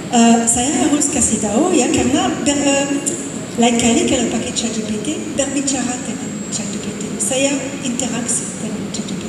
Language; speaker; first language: Indonesian; non-native, fluent; English